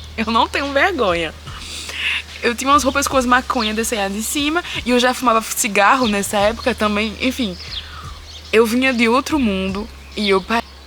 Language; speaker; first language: Portuguese; early bilingual, heritage; Portuguese